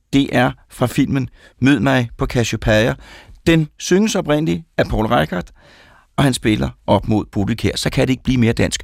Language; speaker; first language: Danish; native; Danish